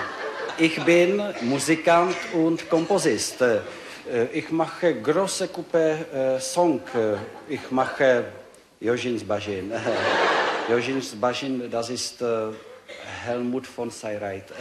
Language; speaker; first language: German; non-native, learner; Czech